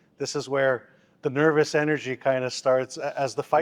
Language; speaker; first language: English; native; English